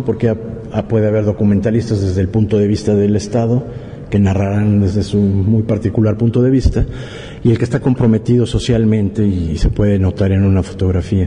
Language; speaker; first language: Spanish; native; Spanish